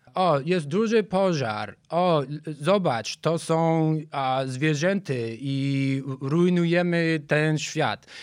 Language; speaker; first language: Polish; non-native, learner; English